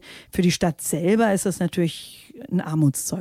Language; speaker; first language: German; native; German